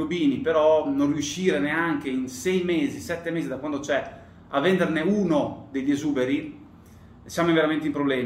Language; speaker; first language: Italian; native; Italian